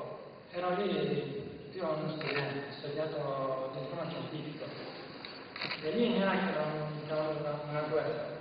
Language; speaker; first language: Italian; non-native, learner; Kurdish